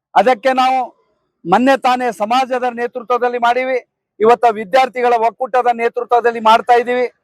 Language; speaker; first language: Kannada; non-native, local second language; Lambadi